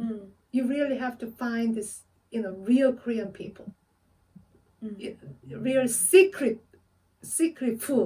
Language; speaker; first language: English; non-native, fluent; Korean